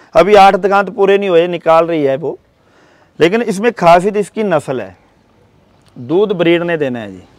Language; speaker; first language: Hindi; native; Hindi